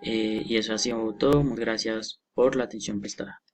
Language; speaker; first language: Spanish; native; Spanish